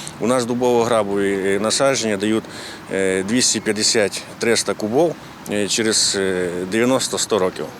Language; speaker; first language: Ukrainian; native; Ukrainian